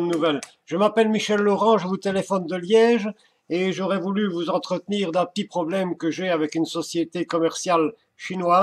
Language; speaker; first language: French; native; French